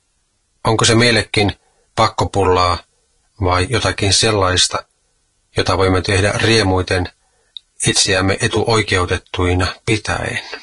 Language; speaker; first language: Finnish; native; Finnish